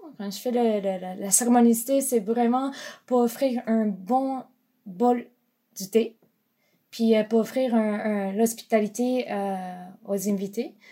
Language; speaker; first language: French; non-native, fluent; Japanese